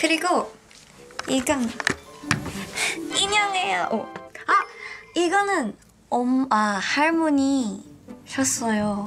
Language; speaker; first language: Korean; non-native, learner; Thai